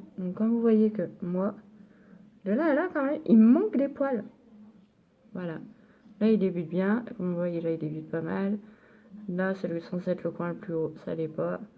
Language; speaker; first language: French; native; French